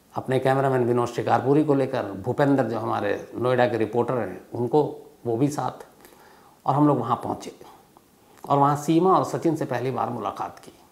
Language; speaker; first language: Hindi; native; Hindi